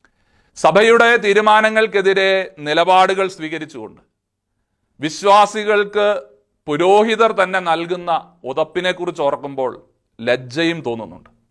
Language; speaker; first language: Malayalam; native; Malayalam